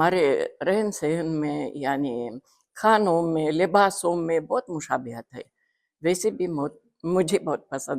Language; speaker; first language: Hindi; non-native, fluent; Uzbek